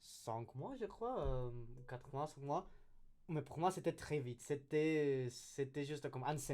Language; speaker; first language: French; non-native, learner; Spanish